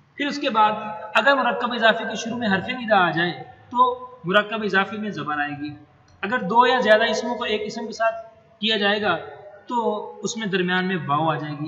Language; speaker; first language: Urdu; non-native, local second language; Punjabi